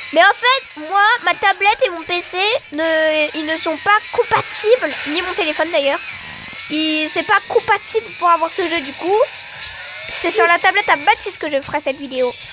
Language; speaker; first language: French; native; French